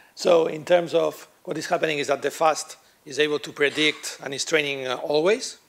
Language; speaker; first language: English; non-native, fluent; Catalan